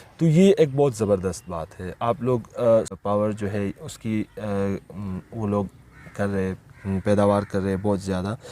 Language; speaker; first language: Urdu; non-native, local second language; Pashto